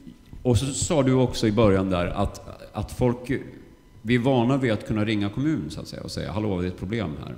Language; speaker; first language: Swedish; native; Swedish